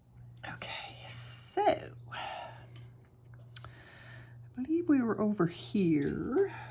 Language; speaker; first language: English; native; English